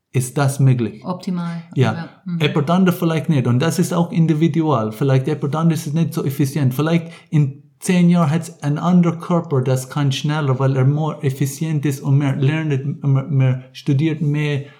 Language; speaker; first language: German; non-native, fluent; English